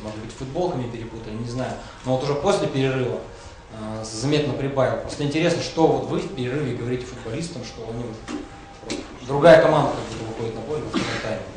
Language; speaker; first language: Russian; native; Russian